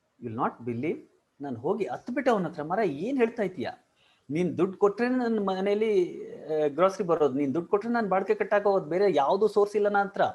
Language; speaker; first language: Kannada; non-native, local second language; Marwari